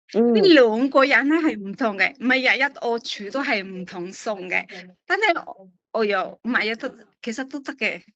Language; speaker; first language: Cantonese; non-native, fluent; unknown